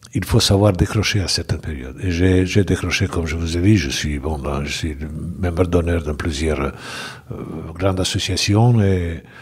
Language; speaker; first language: French; non-native, fluent; Bosnian